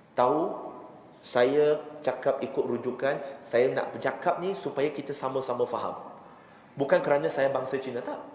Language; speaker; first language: Malay; non-native, local second language; Chinese